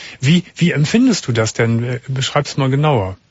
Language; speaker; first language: German; native; German